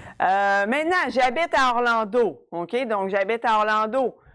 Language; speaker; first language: French; non-native, fluent; English